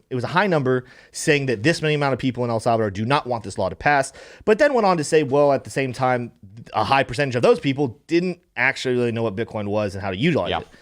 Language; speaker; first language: English; native; English